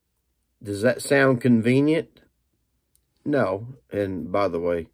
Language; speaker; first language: English; native; English